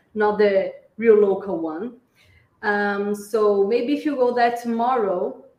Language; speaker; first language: English; non-native, fluent; Portuguese